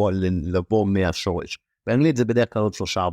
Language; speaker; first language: Hebrew; native; Hebrew